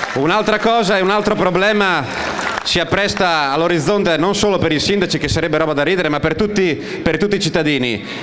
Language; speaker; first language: Italian; native; Italian